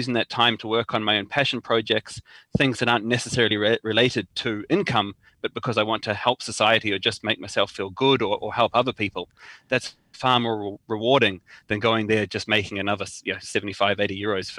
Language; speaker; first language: English; native; English